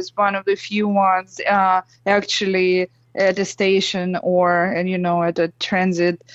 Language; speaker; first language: English; non-native, fluent; Russian